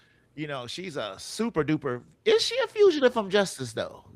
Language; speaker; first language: English; native; English